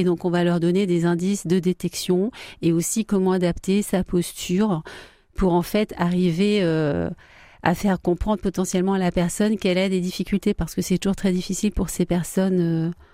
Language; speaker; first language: French; native; French